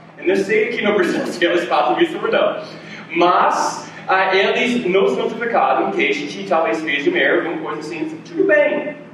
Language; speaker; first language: Portuguese; non-native, fluent; English